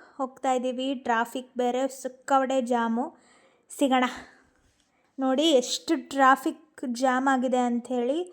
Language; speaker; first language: Kannada; native; Kannada